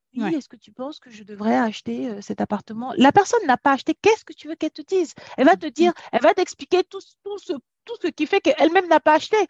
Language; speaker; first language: French; native; French